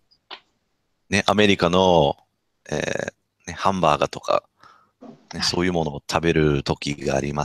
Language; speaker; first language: Japanese; non-native, fluent; English